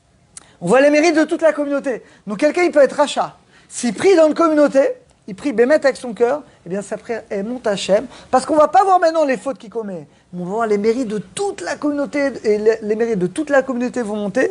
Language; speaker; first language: French; native; French